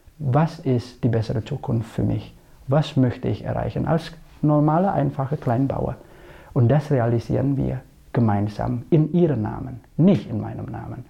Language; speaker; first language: German; non-native, fluent; Indonesian